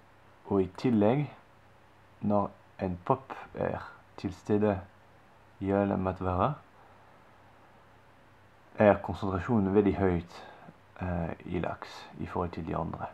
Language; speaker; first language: Norwegian; non-native, fluent; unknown